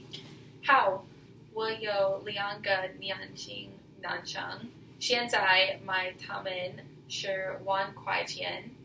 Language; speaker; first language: Chinese; non-native, learner; English